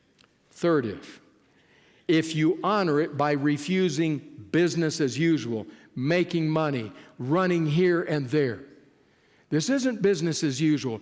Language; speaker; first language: English; native; English